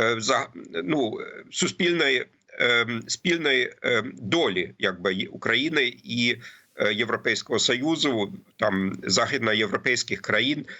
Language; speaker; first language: Ukrainian; non-native, fluent; German